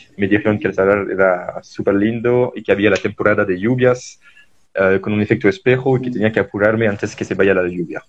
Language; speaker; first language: Spanish; non-native, fluent; French